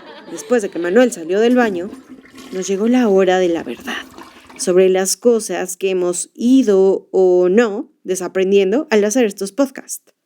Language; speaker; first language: Spanish; native; Spanish